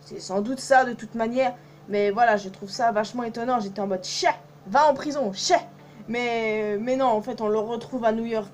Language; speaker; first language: French; native; French